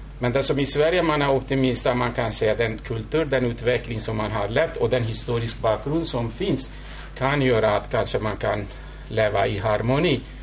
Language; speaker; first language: Swedish; non-native, fluent; Kurdish